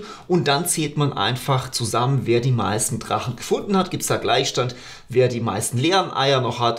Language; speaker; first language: German; native; German